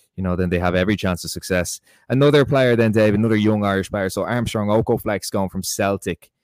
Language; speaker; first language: English; early bilingual, other home language; Portuguese